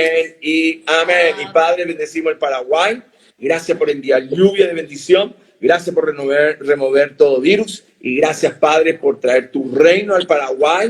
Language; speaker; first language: Spanish; native; Spanish